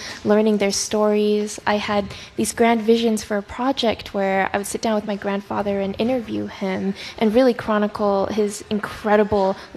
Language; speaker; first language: English; non-native, local second language; Chinese